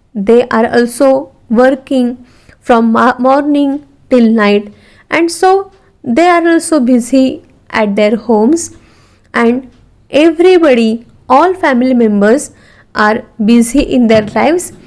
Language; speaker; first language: English; non-native, local second language; Marathi